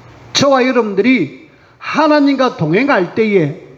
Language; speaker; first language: Korean; native; Korean